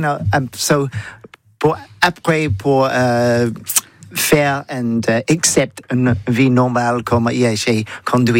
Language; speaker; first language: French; non-native, learner; English